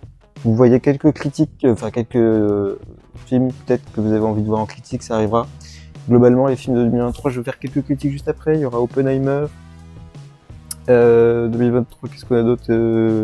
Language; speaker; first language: French; native; French